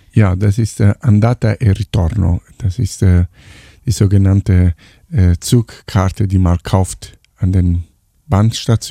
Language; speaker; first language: German; non-native, fluent; Italian